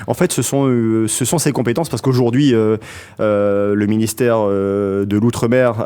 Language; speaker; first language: French; native; French